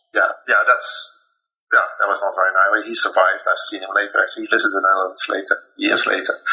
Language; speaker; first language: English; non-native, fluent; Dutch